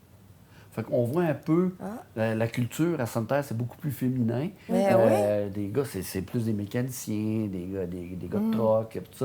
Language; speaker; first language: French; native; French